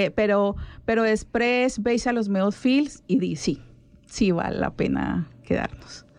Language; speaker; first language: Catalan; non-native, learner; Spanish